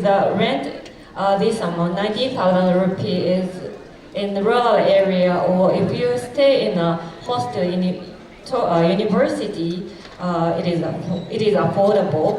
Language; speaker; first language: English; non-native, fluent; Japanese